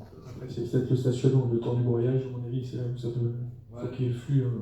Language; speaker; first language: French; native; French